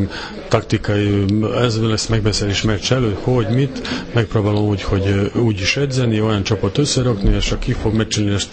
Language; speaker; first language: Hungarian; non-native, fluent; Serbian